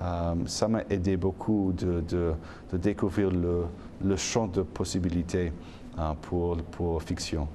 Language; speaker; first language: French; non-native, fluent; English